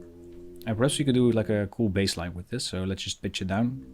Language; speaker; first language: English; non-native, fluent; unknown